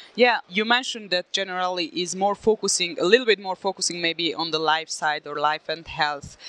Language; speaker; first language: English; non-native, fluent; Hungarian